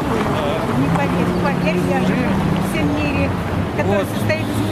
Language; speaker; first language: Russian; native; Russian